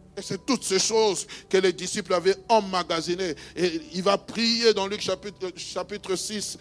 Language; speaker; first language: French; non-native, local second language; Luba-Lulua